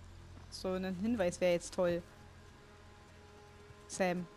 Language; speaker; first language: German; native; German